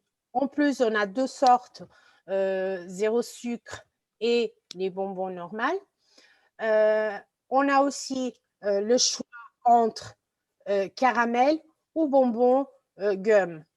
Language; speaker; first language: French; non-native, fluent; Portuguese